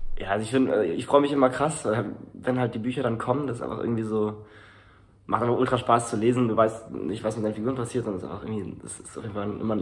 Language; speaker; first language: German; native; German